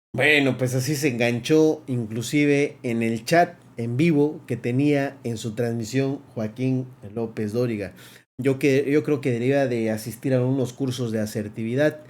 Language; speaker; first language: Spanish; native; Spanish